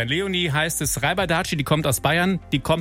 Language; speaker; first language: German; native; German